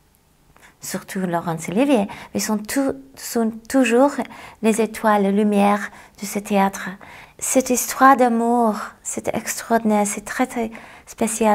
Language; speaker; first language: French; non-native, fluent; English